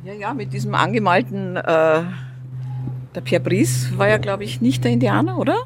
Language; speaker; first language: German; early bilingual, other home language; Russian